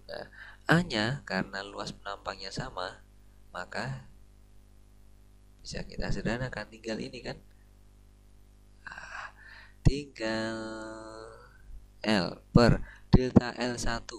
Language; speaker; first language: Indonesian; native; Indonesian